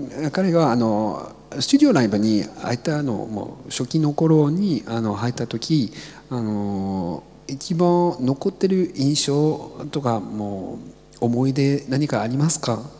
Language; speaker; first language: Japanese; non-native, learner; French